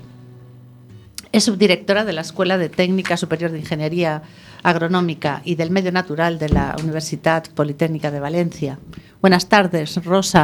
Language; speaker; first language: Spanish; native; Spanish